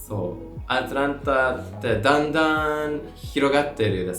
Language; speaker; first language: Japanese; non-native, learner; English